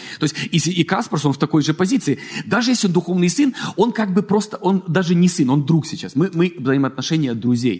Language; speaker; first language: Russian; native; Russian